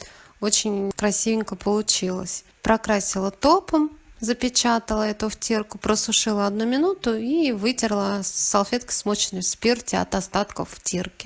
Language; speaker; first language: Russian; native; Russian